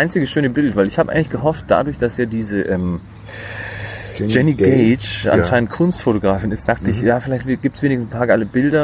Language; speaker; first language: German; native; German